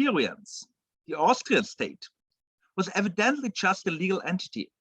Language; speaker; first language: English; non-native, fluent; German